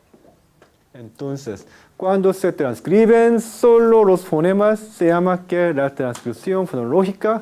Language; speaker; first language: Spanish; non-native, fluent; Korean